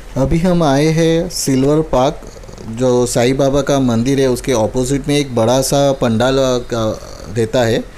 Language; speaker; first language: Hindi; non-native, local second language; Marathi